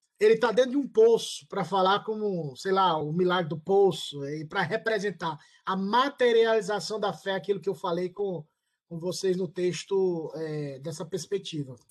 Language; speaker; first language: Portuguese; native; Portuguese